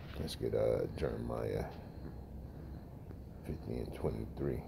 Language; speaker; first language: English; native; English